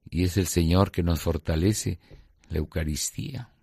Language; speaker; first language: Spanish; native; Spanish